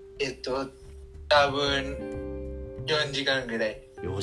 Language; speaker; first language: Japanese; non-native, learner; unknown